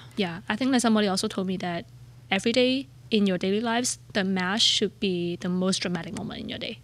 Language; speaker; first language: English; non-native, local second language; Cantonese